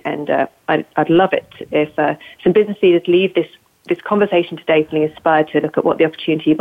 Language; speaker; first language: English; native; English